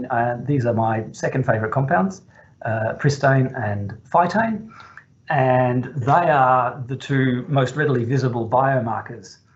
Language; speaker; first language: English; native; English